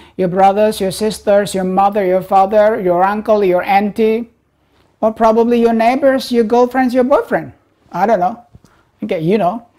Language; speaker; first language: English; non-native, fluent; Indonesian